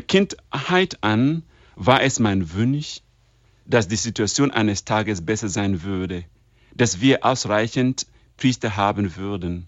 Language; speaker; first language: German; non-native, fluent; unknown